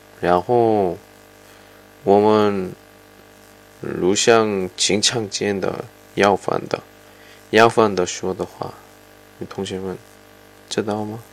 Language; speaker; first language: Chinese; non-native, fluent; Korean